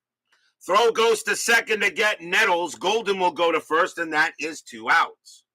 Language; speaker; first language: English; native; English